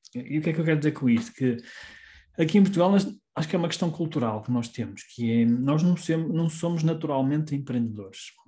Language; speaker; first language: Portuguese; native; Portuguese